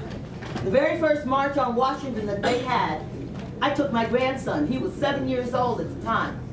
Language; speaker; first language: English; native; English